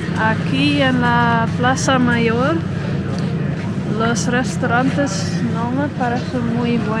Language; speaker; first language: Spanish; non-native, fluent; Dutch